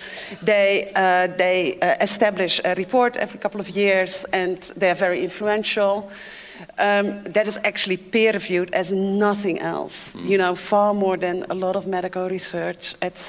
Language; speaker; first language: English; non-native, fluent; Dutch